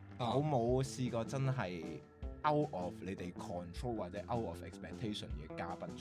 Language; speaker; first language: Cantonese; native; Cantonese